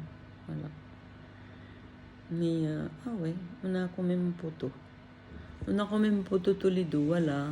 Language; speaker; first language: French; non-native, learner; Filipino